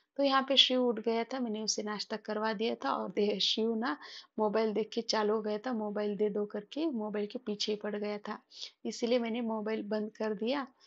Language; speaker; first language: Hindi; non-native, local second language; Marathi